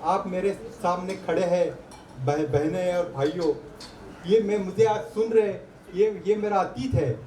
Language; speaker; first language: Hindi; non-native, local second language; Marathi